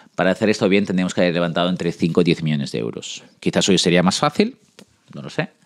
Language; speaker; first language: Spanish; early bilingual, other home language; French